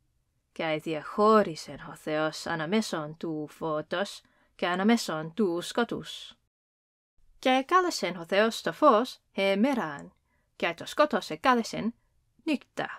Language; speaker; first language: Greek; non-native, fluent; English